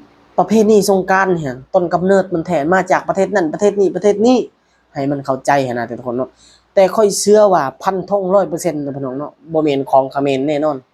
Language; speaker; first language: Thai; non-native, local second language; Lao